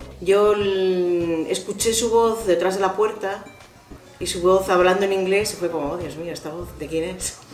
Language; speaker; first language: Spanish; native; Spanish